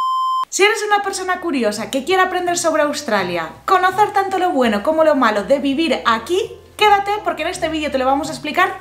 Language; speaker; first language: Spanish; native; Spanish